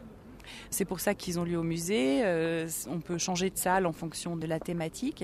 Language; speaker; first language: French; native; French